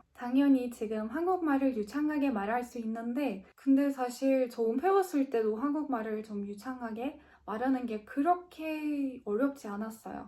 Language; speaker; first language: Korean; non-native, fluent; Turkish